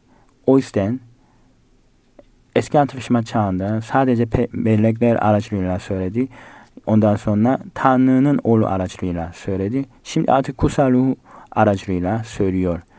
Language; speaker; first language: Turkish; non-native, fluent; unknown